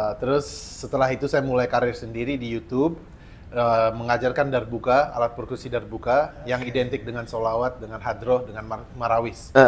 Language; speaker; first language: Indonesian; early bilingual, other home language; English